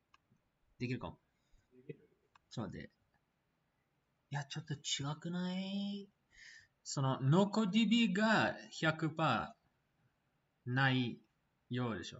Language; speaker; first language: Japanese; non-native, fluent; English